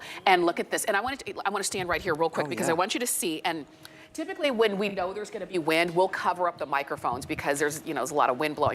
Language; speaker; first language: English; native; English